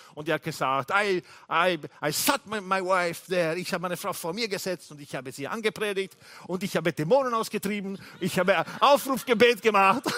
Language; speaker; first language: German; non-native, fluent; English